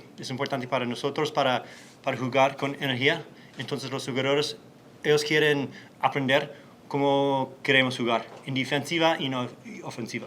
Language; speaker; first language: Spanish; non-native, learner; English